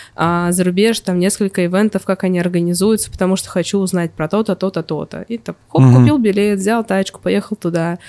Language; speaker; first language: Russian; native; Russian